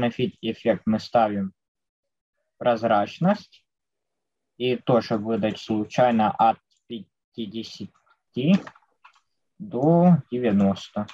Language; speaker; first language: Russian; native; Russian